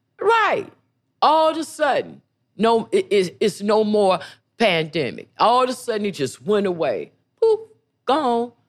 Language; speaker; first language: English; native; English